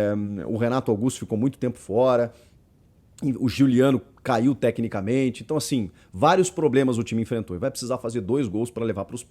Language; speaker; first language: Portuguese; native; Portuguese